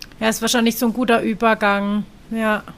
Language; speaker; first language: German; native; German